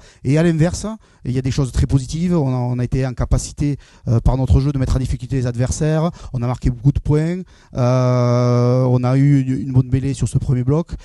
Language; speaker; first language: French; native; French